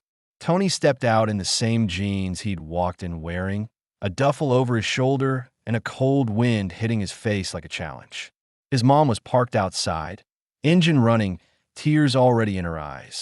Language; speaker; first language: English; native; English